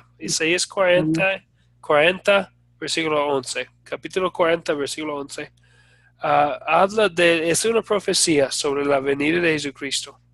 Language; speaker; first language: Spanish; non-native, fluent; English